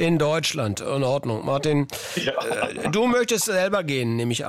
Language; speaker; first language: German; native; German